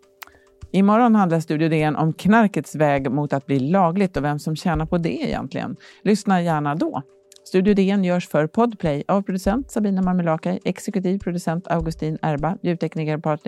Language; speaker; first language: Swedish; native; Swedish